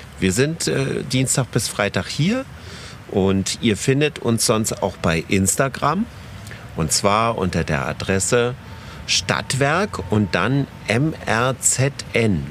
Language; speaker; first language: German; native; German